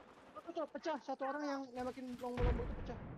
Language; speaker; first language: Indonesian; native; Indonesian